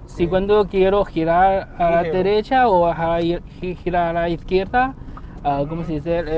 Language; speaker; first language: Spanish; non-native, learner; Chinese